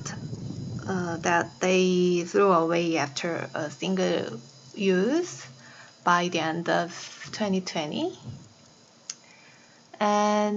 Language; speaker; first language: English; non-native, learner; Korean